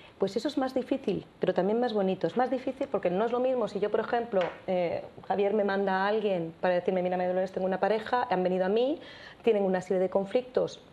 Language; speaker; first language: Spanish; native; Spanish